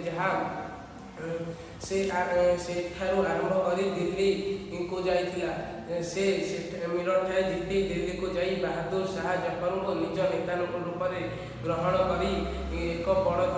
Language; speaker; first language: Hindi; non-native, local second language; Odia